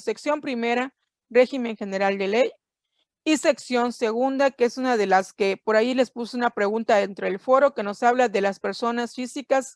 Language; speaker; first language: Spanish; native; Spanish